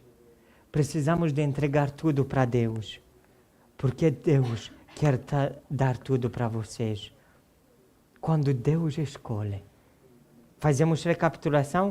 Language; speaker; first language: Portuguese; non-native, fluent; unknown